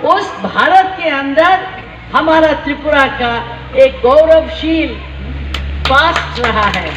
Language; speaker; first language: Hindi; non-native, local second language; Bangla